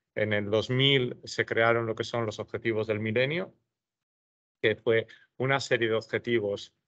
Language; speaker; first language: Spanish; native; Spanish